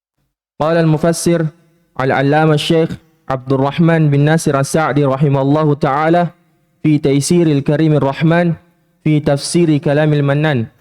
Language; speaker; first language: Arabic; non-native, learner; Indonesian